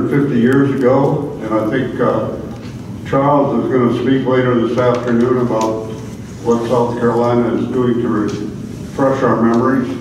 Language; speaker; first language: English; native; English